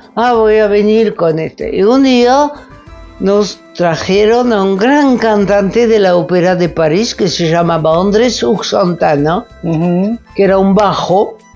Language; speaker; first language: Spanish; non-native, fluent; French